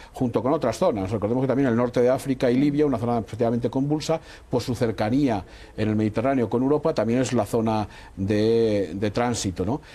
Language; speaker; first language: Spanish; native; Spanish